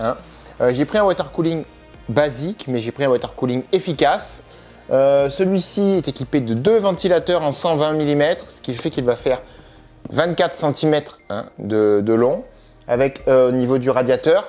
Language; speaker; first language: French; native; French